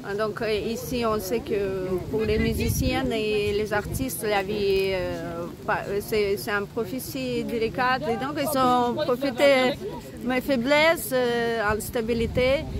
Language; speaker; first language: French; non-native, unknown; Russian